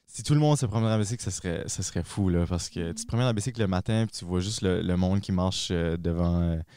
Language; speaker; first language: French; native; French